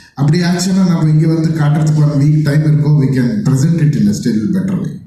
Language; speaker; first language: Tamil; non-native, local second language; Kannada